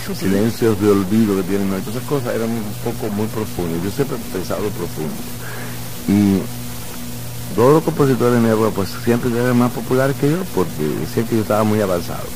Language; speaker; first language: Spanish; native; Spanish